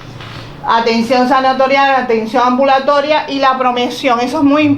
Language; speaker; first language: Spanish; native; Spanish